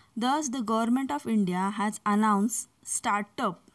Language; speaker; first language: English; non-native, local second language; Marathi